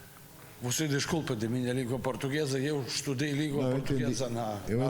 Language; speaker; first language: Portuguese; non-native, learner; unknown